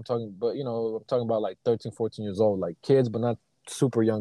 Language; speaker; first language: English; native; English